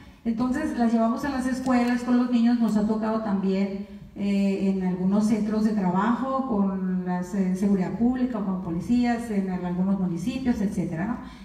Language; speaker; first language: Spanish; native; Spanish